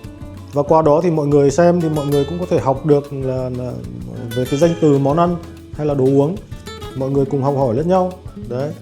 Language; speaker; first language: Vietnamese; native; Vietnamese